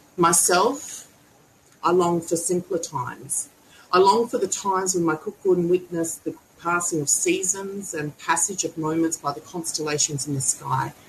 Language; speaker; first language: English; native; English